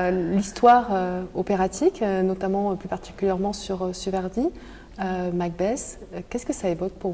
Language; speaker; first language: French; native; French